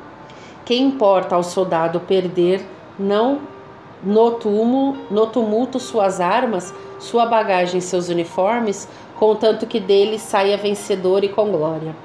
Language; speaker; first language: Portuguese; native; Portuguese